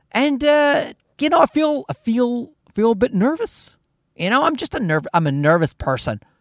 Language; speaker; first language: English; native; English